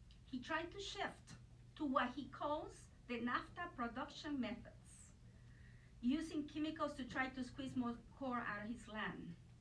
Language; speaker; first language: English; non-native, fluent; Spanish